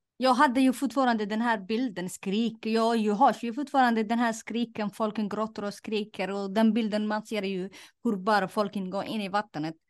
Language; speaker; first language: Swedish; non-native, fluent; Somali